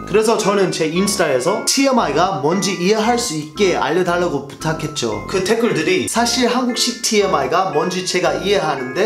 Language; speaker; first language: Korean; non-native, fluent; English